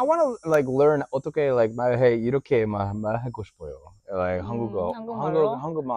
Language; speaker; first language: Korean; non-native, learner; English